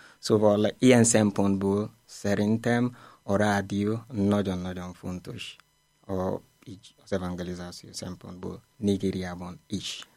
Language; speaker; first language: Hungarian; non-native, learner; Igbo